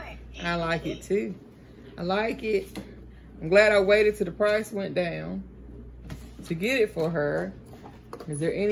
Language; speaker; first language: English; native; English